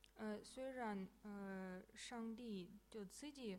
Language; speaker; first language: Chinese; non-native, fluent; Russian